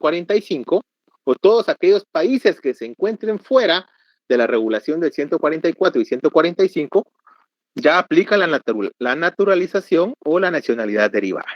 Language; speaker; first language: Spanish; native; Spanish